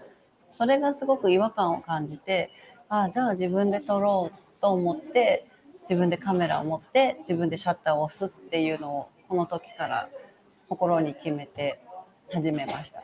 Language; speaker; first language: Japanese; native; Japanese